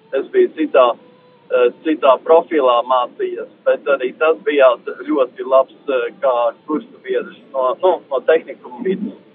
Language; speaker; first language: Latvian; native; Latvian